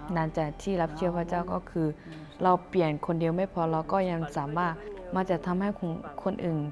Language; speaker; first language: Thai; non-native, local second language; Akha